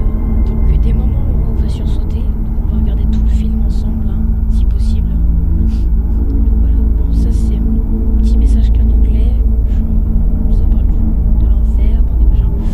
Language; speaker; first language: French; native; French